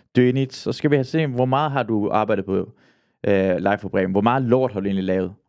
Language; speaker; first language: Danish; early bilingual, other home language; Persian